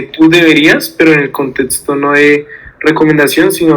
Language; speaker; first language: Spanish; native; Spanish